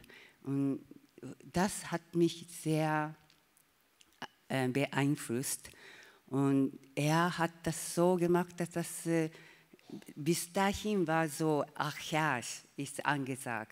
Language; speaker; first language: German; non-native, learner; Japanese